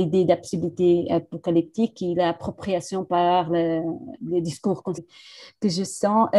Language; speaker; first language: French; non-native, fluent; Portuguese